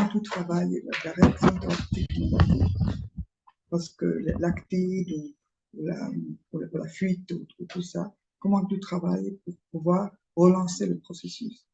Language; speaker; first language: French; non-native, fluent; Spanish